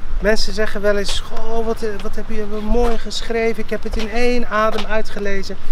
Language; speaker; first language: Dutch; early bilingual, other home language; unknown